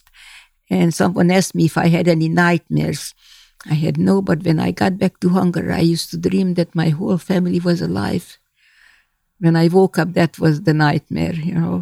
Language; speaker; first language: English; non-native, fluent; Hungarian